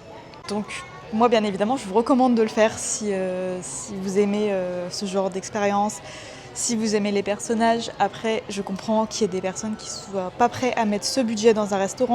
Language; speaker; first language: French; native; French